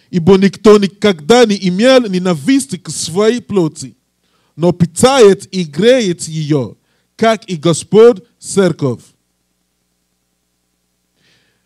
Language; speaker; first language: Russian; non-native, learner; English